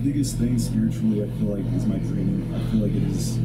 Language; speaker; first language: English; native; English